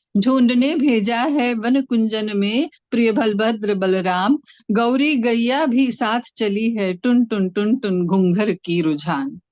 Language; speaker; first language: Hindi; non-native, local second language; Tamil